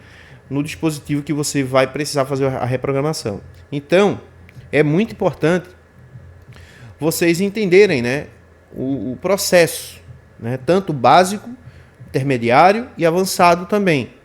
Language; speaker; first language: Portuguese; native; Portuguese